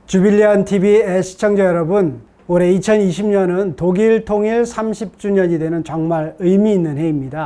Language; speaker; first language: Korean; native; Korean